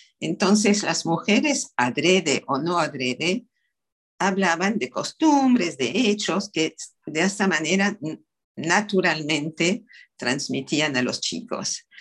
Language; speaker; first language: Spanish; non-native, fluent; French